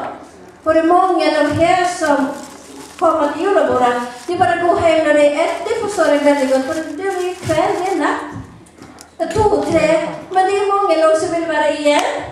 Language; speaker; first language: Norwegian; non-native, learner; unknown